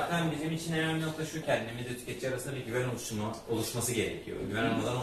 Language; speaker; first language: Turkish; native; Turkish